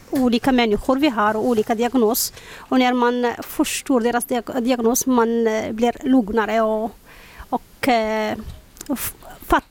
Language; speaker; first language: Swedish; non-native, learner; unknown